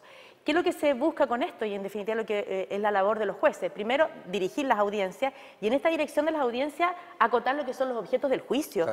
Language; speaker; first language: Spanish; native; Spanish